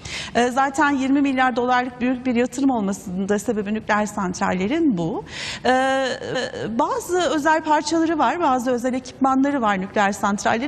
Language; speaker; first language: Turkish; native; Turkish